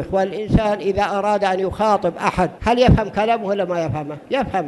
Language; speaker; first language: Arabic; native; Arabic